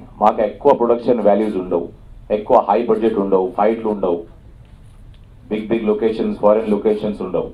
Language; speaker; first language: Telugu; native; Telugu